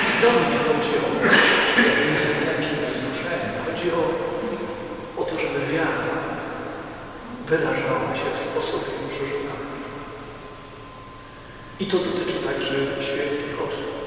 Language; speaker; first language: Polish; native; Polish